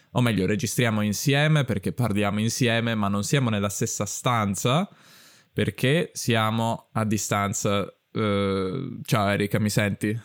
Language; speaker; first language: Italian; native; Italian